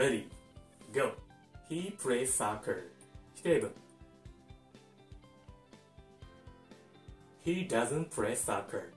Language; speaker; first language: English; non-native, fluent; Japanese